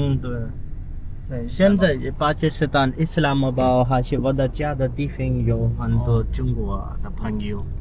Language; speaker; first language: Chinese; non-native, learner; Urdu